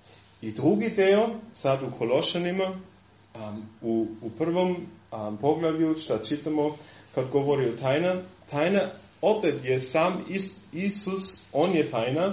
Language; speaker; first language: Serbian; non-native, fluent; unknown